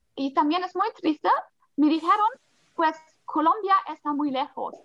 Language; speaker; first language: Spanish; non-native, fluent; German